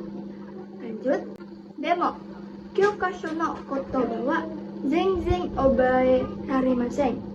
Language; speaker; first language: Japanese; non-native, learner; Indonesian